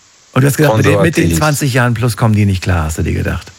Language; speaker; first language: German; native; German